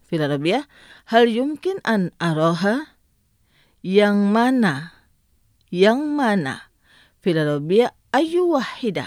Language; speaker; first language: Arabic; non-native, fluent; Indonesian